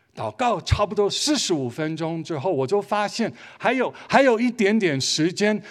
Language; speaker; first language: Chinese; early bilingual, other home language; English